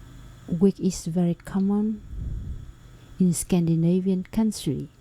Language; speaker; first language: English; non-native, fluent; Vietnamese